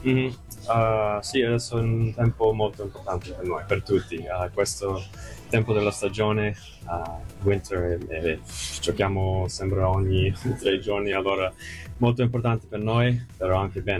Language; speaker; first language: Italian; non-native, fluent; English